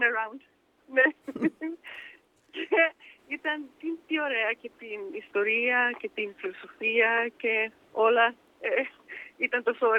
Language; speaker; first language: Greek; early bilingual, heritage; Danish